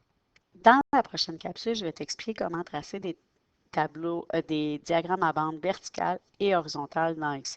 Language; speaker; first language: French; native; French